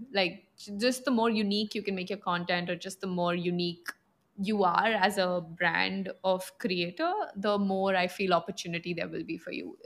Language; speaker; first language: English; non-native, local second language; Punjabi